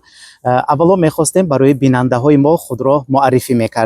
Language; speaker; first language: Persian; native; Persian